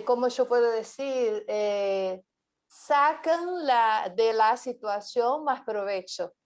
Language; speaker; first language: Spanish; non-native, fluent; Portuguese